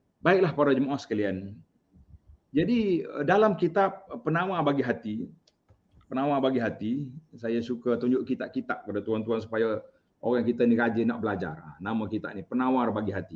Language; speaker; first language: Malay; native; Malay